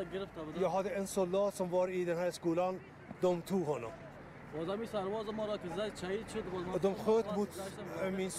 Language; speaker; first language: Swedish; non-native, learner; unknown